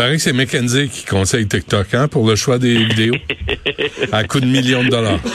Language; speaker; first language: French; native; French